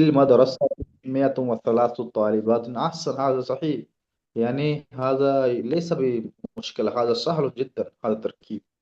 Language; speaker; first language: Arabic; non-native, learner; Urdu